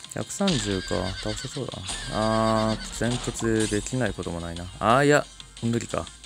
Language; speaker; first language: Japanese; native; Japanese